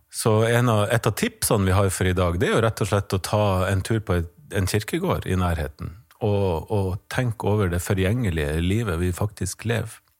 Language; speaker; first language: Norwegian; native; Norwegian